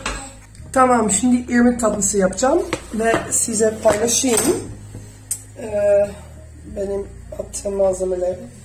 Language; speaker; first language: Turkish; early bilingual, heritage; Turkish